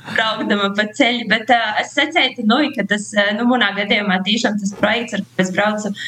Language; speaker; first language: Latvian; native; Latvian